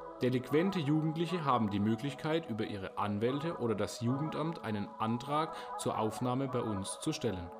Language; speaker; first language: German; native; German